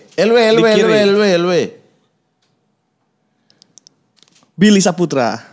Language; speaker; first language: Indonesian; native; Indonesian